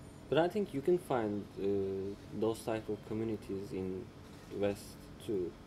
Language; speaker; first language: English; non-native, fluent; Turkish